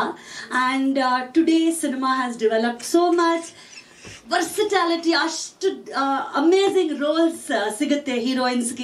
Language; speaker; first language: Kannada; non-native, local second language; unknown